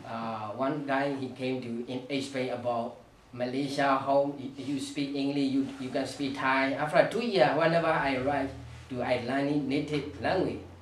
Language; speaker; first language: English; non-native, learner; Burmese